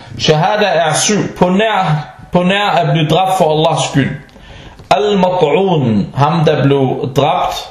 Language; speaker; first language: Danish; non-native, fluent; Arabic